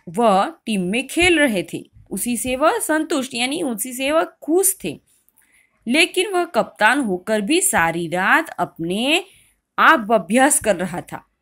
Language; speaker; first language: Hindi; non-native, local second language; Gujarati